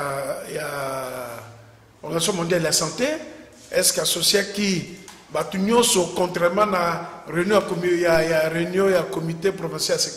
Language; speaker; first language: French; non-native, local second language; Lingala